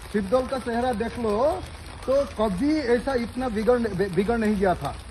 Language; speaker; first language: Hindi; non-native, local second language; Assamese